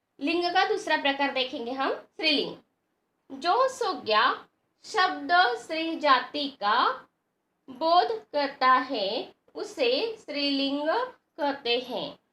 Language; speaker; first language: Hindi; non-native, local second language; Marathi